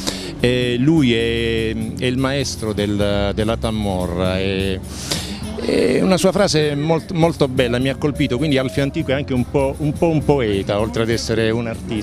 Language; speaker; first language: Italian; native; Italian